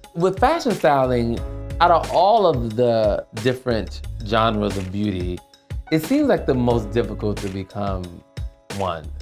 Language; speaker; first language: English; native; English